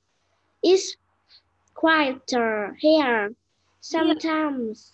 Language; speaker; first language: English; non-native, learner; Vietnamese